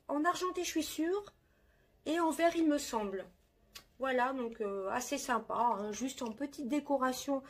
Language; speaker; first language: French; native; French